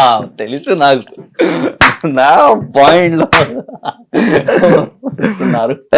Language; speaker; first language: Telugu; non-native, local second language; Hindi